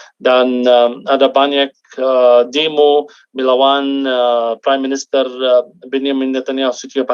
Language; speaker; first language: Indonesian; non-native, fluent; Arabic